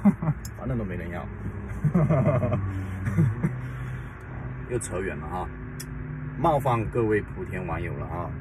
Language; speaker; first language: Chinese; native; Chinese